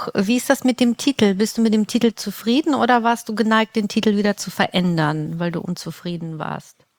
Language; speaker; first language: German; native; German